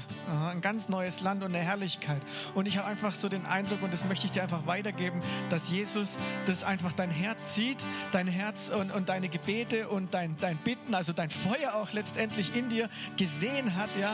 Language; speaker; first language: German; native; German